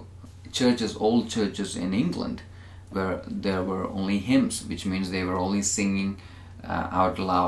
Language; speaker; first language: English; non-native, local second language; Malayalam